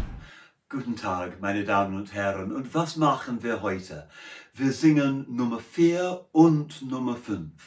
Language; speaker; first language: German; non-native, learner; English